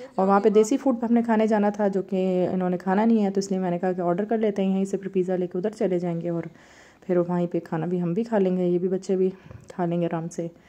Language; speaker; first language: Urdu; native; Urdu